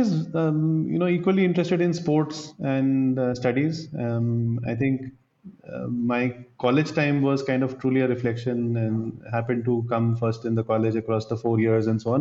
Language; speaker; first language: English; non-native, local second language; Bangla